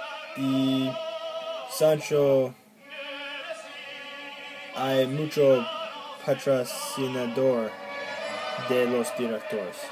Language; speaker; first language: Spanish; non-native, learner; English